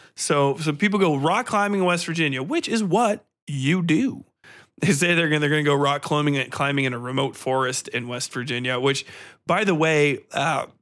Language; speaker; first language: English; native; English